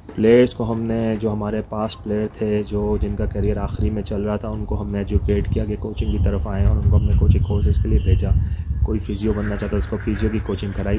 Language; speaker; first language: Urdu; native; Urdu